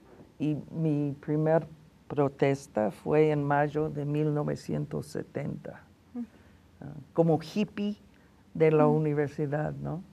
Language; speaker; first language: Spanish; non-native, fluent; English